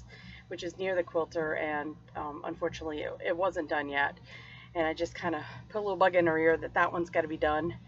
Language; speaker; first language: English; native; English